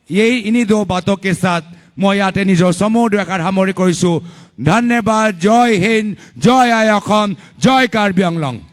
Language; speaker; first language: Hindi; non-native, local second language; Assamese